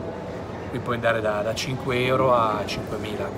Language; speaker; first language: Italian; native; Italian